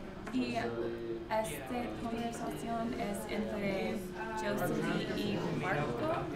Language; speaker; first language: Spanish; non-native, learner; English